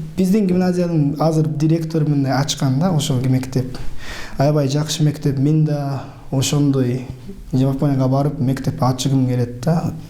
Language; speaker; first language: Kyrgyz; non-native, learner; Japanese